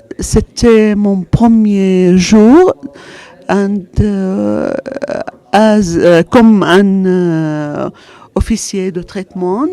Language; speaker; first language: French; non-native, fluent; Arabic